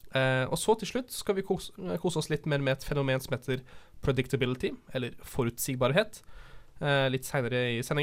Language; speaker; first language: Norwegian; native; Norwegian